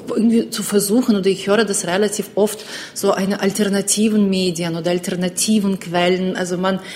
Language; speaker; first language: German; non-native, fluent; Ukrainian